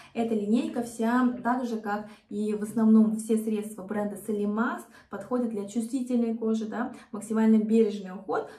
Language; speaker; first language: Russian; non-native, fluent; Korean